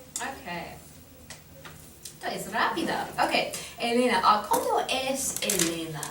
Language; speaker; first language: Spanish; non-native, learner; English